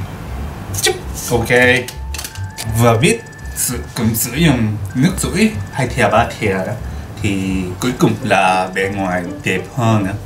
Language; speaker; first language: Vietnamese; non-native, learner; Japanese